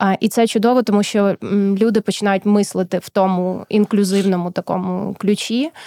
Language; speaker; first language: Ukrainian; early bilingual, heritage; Ukrainian